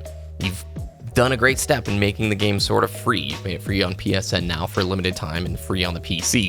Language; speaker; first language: English; native; English